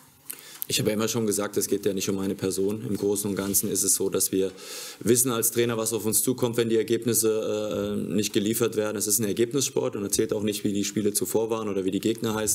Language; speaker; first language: German; native; German